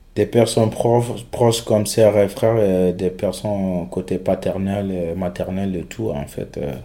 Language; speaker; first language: French; non-native, local second language; Fula